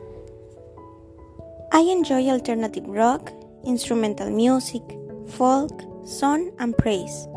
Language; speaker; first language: English; non-native, learner; Spanish